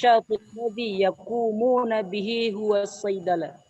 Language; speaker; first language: Arabic; non-native, learner; Indonesian